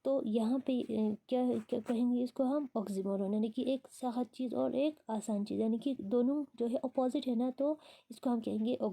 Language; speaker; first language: Hindi; non-native, local second language; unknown